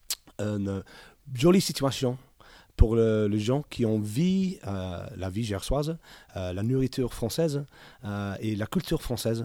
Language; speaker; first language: French; non-native, learner; English